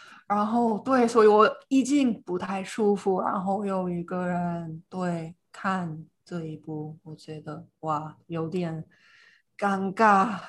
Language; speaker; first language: Chinese; non-native, fluent; English